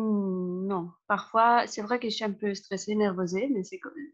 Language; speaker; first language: French; non-native, fluent; Spanish